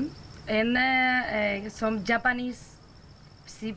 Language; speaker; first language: English; non-native, learner; Spanish